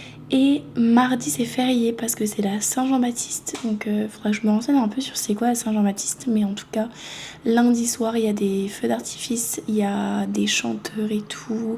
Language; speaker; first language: French; native; French